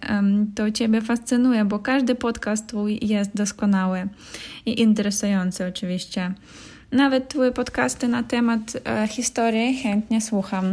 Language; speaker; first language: Polish; non-native, fluent; Russian